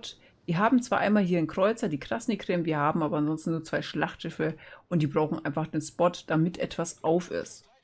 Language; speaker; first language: German; native; German